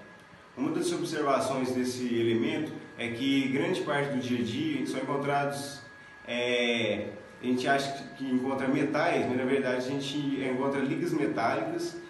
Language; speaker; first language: Portuguese; native; Portuguese